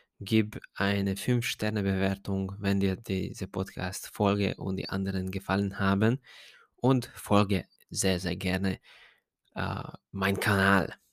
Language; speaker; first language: German; non-native, fluent; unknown